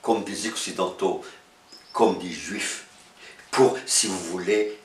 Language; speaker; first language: French; non-native, local second language; Arabic